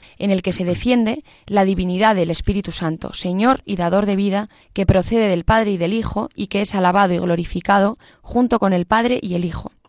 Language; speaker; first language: Spanish; native; Spanish